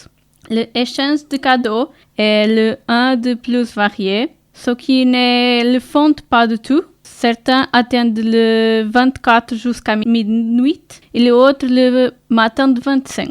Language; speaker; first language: French; non-native, learner; Portuguese